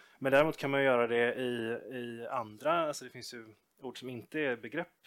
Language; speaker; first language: Swedish; native; Swedish